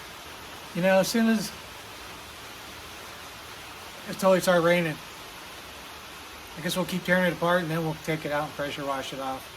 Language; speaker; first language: English; native; English